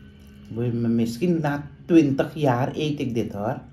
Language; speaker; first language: Dutch; non-native, local second language; Caribbean Hindustani